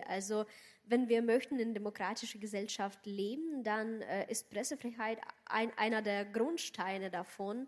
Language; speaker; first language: German; non-native, fluent; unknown